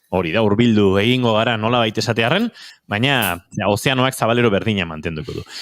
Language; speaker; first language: Basque; native; Basque